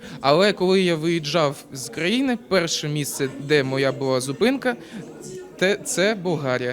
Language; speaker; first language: Ukrainian; non-native, local second language; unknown